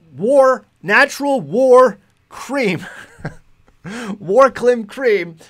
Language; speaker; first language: English; native; English